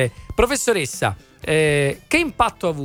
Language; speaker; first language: Italian; native; Italian